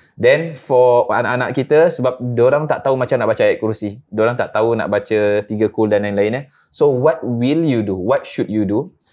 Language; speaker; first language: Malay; native; Malay